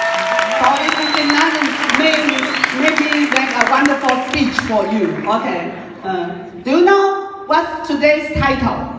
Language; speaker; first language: English; non-native, learner; Japanese